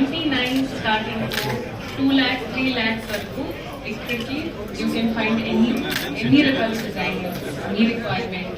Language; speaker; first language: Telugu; non-native, local second language; Hindi